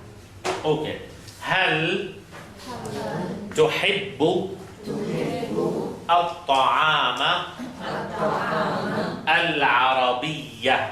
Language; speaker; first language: Arabic; non-native, fluent; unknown